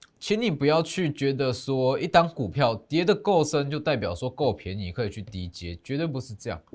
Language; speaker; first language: Chinese; native; Chinese